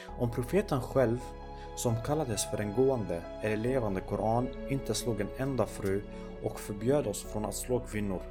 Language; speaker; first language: Swedish; early bilingual, other home language; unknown